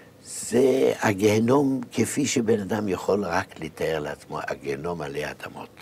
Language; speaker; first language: Hebrew; non-native, fluent; Yiddish